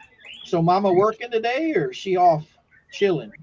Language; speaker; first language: English; native; English